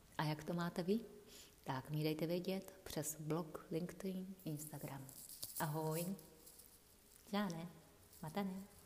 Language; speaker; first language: Czech; non-native, fluent; Japanese